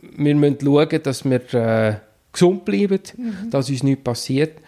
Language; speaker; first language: German; native; German